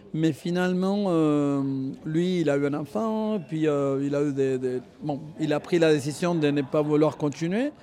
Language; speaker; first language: French; non-native, fluent; Spanish